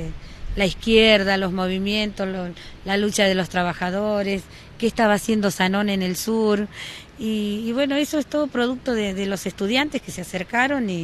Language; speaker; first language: Spanish; native; Spanish